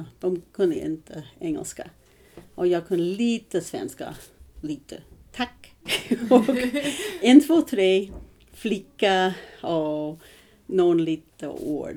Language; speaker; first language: Swedish; non-native, learner; English